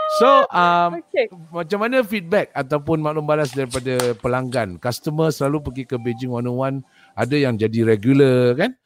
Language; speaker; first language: Malay; native; Malay